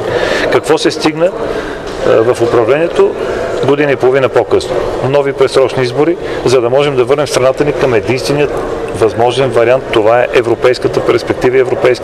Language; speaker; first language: Bulgarian; native; Bulgarian